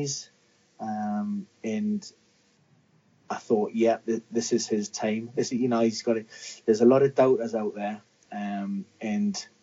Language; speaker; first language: English; native; English